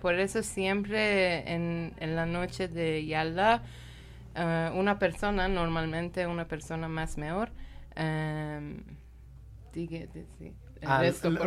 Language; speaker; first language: Spanish; non-native, learner; Persian